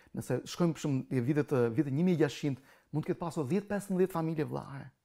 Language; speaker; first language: Albanian; non-native, local second language; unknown